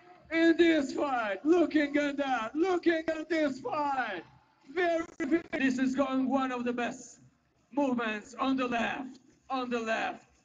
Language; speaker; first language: English; non-native, learner; Russian